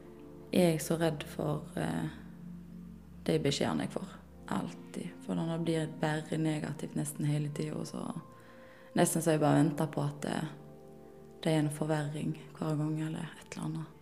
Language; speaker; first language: Norwegian; native; Norwegian